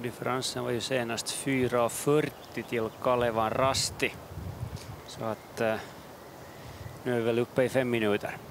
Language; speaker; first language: Swedish; native; Swedish